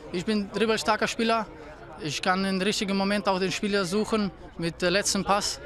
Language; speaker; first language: German; non-native, fluent; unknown